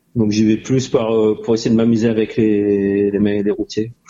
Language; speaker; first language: French; native; French